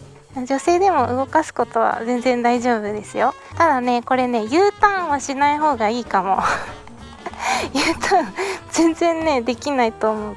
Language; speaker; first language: Japanese; native; Japanese